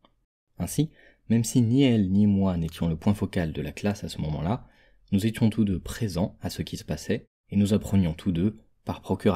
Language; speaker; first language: French; non-native, learner; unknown